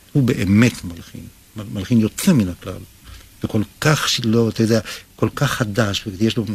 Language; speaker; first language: Hebrew; native; Hebrew